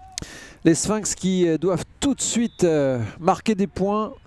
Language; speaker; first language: French; native; French